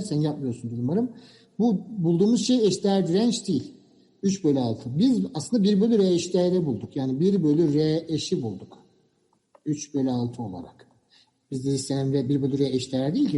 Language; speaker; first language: Turkish; native; Turkish